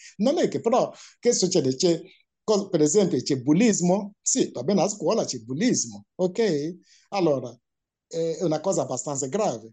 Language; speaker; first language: Italian; non-native, fluent; Igbo